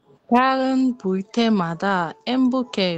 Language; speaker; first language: Korean; non-native, learner; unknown